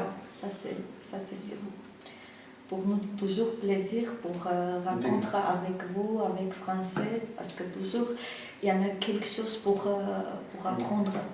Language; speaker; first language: French; non-native, learner; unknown